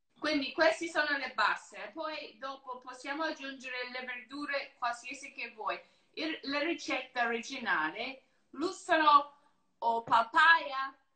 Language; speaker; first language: Italian; non-native, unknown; English